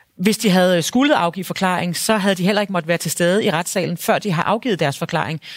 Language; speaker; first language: Danish; native; Danish